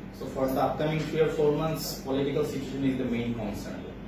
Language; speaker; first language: English; non-native, local second language; Bangla